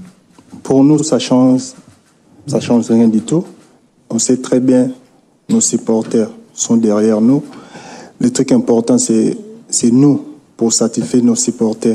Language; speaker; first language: French; non-native, local second language; Lingala